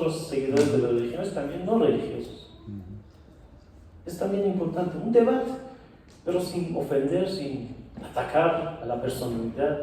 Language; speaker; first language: Spanish; non-native, fluent; Persian